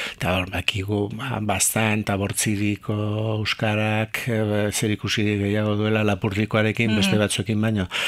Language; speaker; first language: Basque; native; Basque